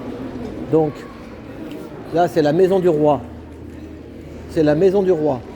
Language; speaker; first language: French; native; French